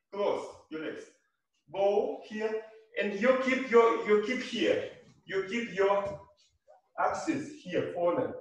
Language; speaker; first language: English; non-native, learner; Russian